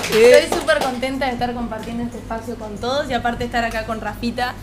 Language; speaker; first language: Spanish; native; Spanish